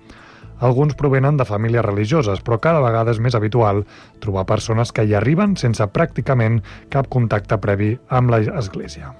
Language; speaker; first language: Catalan; native; Catalan